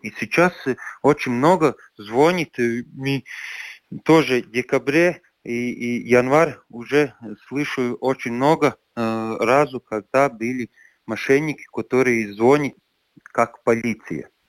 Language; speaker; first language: Russian; non-native, local second language; Latvian